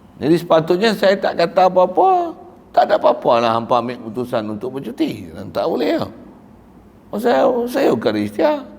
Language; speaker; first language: Malay; native; Malay